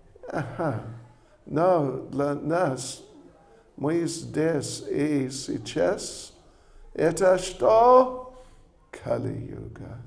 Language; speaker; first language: Russian; non-native, learner; English